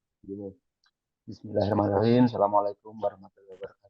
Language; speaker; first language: Indonesian; native; Indonesian